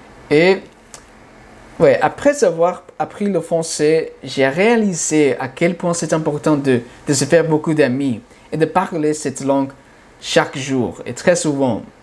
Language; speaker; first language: French; non-native, fluent; English